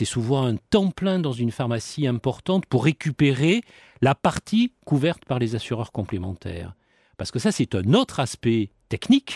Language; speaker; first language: French; native; French